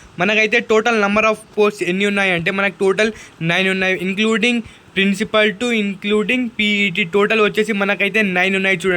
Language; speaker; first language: Telugu; non-native, local second language; Urdu